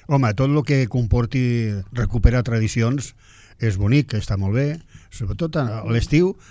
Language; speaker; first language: Catalan; non-native, local second language; Galician